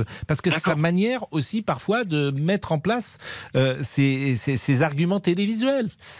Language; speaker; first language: French; native; French